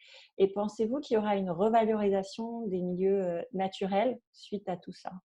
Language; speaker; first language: French; native; French